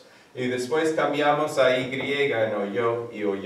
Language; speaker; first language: Spanish; non-native, fluent; English